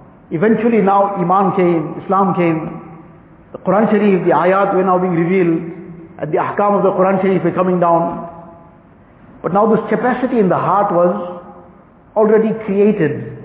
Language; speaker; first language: English; native; English